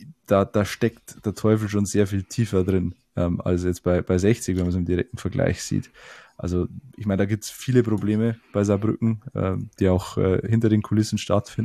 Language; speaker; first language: German; native; German